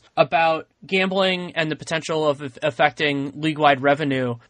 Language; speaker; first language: English; native; English